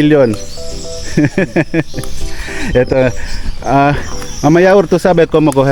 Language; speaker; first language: Spanish; non-native, learner; Filipino